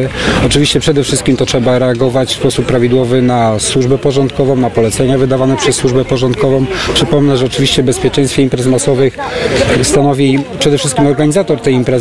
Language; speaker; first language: Polish; native; Polish